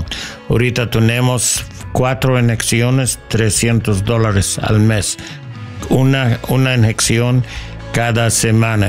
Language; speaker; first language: Spanish; non-native, learner; English